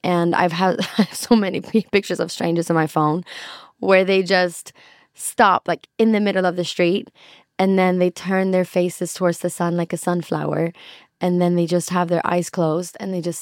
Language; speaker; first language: English; non-native, fluent; Swedish